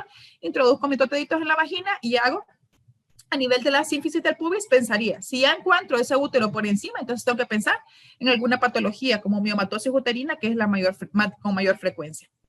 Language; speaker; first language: Spanish; native; Spanish